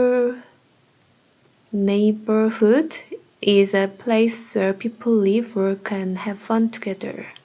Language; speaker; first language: English; non-native, learner; Korean